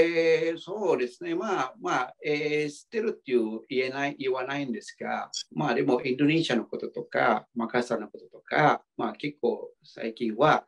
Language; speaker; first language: Japanese; non-native, fluent; Indonesian